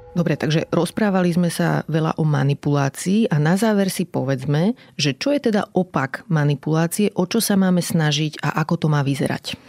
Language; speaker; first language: Slovak; native; Slovak